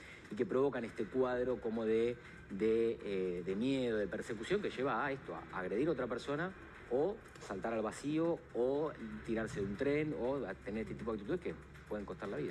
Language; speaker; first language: Spanish; native; Spanish